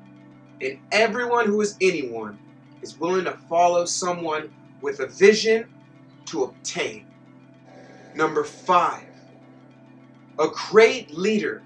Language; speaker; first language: English; native; English